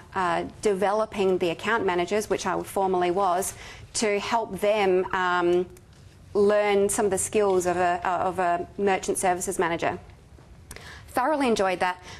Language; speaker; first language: English; native; English